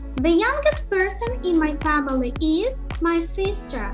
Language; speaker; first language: English; non-native, fluent; Ukrainian